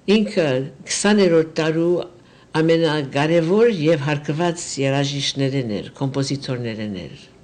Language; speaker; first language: Armenian; early bilingual, heritage; Armenian